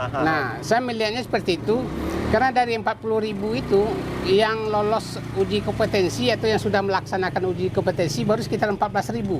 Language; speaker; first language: Indonesian; non-native, local second language; Minangkabau